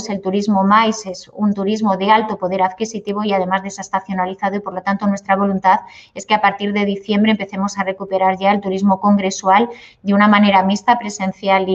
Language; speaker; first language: Spanish; native; Spanish